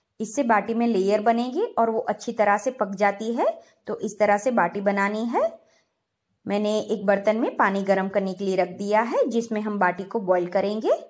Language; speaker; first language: Hindi; non-native, local second language; Gujarati